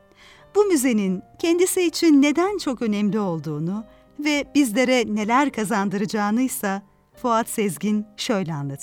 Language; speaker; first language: Turkish; native; Turkish